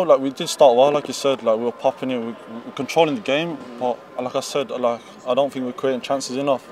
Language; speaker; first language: English; native; English